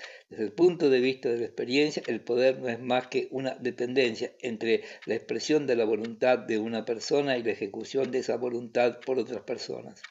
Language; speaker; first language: Spanish; native; Spanish